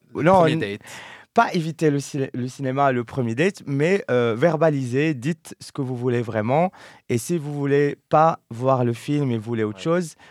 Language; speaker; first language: French; non-native, local second language; Arabic